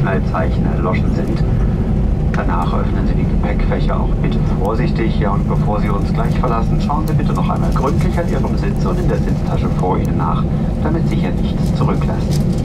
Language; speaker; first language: German; native; German